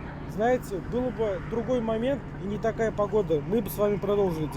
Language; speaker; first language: Russian; native; Russian